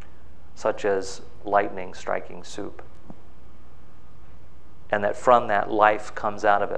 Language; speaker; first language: English; native; English